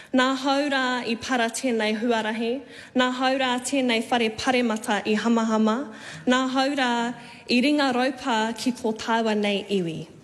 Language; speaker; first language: Māori; native; Māori